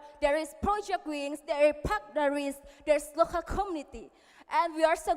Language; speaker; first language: English; non-native, learner; Indonesian